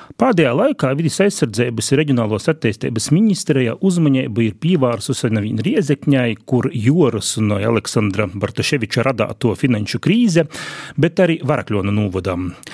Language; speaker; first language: Latvian; native; Latvian